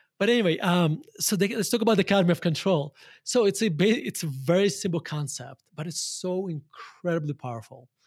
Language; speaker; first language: English; non-native, fluent; Russian